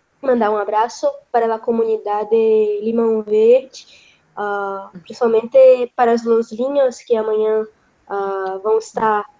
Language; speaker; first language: Portuguese; non-native, fluent; Spanish